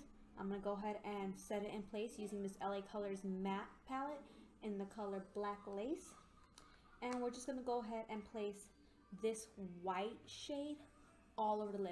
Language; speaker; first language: English; native; English